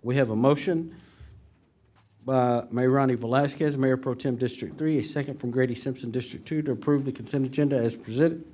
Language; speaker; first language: English; native; English